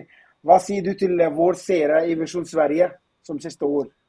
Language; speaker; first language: Norwegian; non-native, fluent; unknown